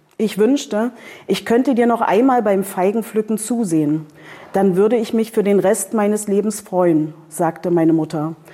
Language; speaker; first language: German; native; German